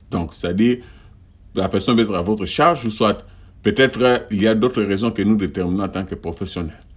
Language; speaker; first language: French; non-native, local second language; Lingala